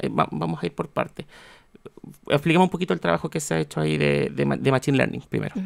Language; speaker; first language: Spanish; native; Spanish